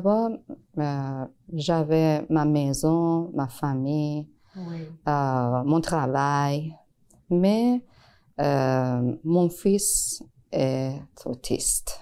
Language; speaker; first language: French; non-native, learner; Persian